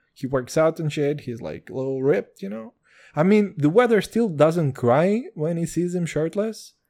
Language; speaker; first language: English; non-native, fluent; Kazakh